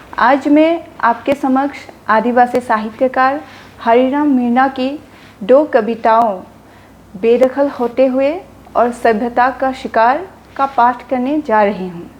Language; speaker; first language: Hindi; non-native, local second language; Assamese